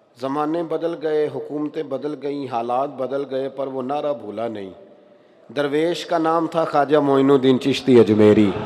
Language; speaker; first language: Urdu; non-native, local second language; Punjabi